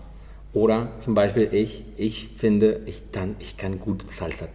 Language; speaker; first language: German; non-native, fluent; Spanish